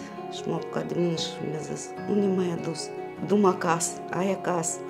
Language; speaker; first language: Romanian; non-native, learner; Russian